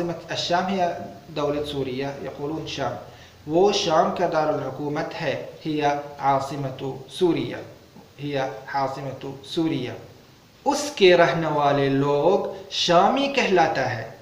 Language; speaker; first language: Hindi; non-native, learner; Arabic